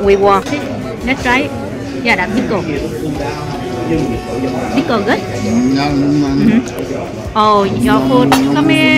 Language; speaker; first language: English; non-native, learner; Vietnamese